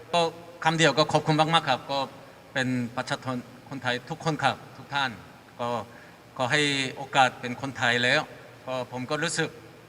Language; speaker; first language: Thai; non-native, fluent; Korean